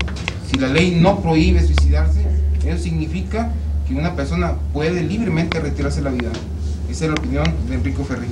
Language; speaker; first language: Spanish; native; Spanish